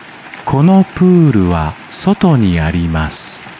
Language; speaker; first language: Japanese; non-native, learner; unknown